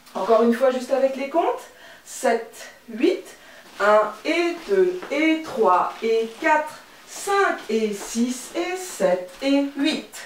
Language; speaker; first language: French; native; French